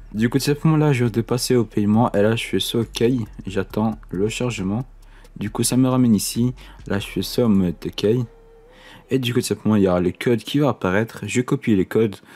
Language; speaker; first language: French; native; French